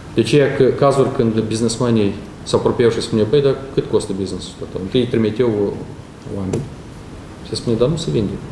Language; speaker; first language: Russian; non-native, local second language; Romanian